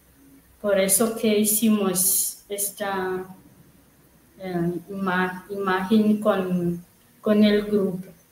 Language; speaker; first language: Spanish; non-native, learner; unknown